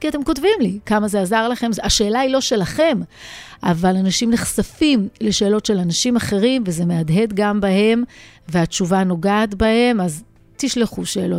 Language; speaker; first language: Hebrew; native; Hebrew